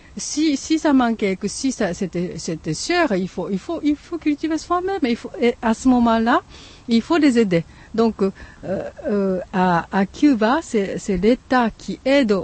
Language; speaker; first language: French; non-native, fluent; Japanese